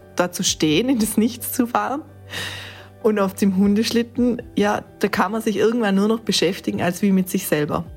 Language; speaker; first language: German; native; German